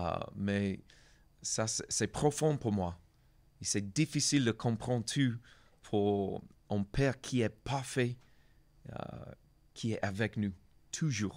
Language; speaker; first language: French; non-native, learner; English